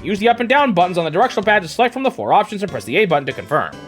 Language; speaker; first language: English; native; English